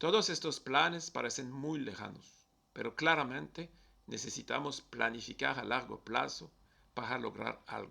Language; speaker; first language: Spanish; non-native, fluent; French